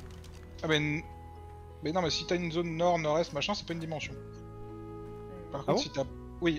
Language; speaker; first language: French; native; French